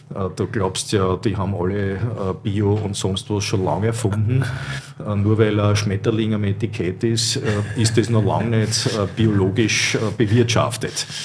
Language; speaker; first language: German; native; German